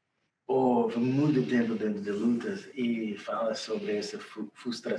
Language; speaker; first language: Portuguese; non-native, learner; English